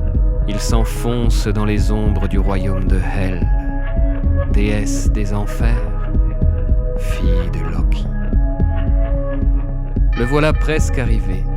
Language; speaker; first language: French; native; French